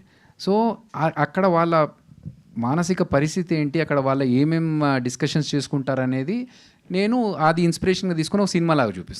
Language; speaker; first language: Telugu; native; Telugu